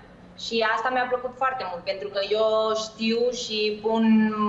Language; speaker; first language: Romanian; early bilingual, heritage; Spanish